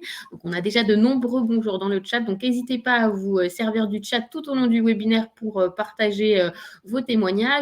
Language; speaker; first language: French; native; French